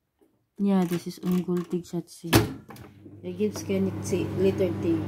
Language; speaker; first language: German; non-native, learner; Filipino